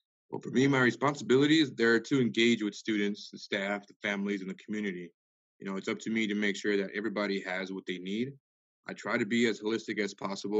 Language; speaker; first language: English; early bilingual, other home language; Spanish